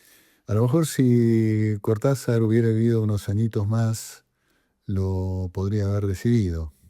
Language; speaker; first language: Spanish; native; Spanish